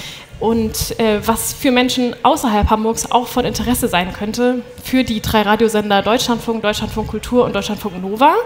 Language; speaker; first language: German; native; German